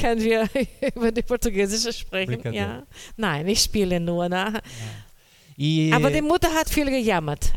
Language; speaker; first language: German; non-native, learner; Portuguese